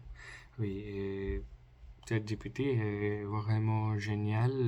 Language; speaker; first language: French; non-native, learner; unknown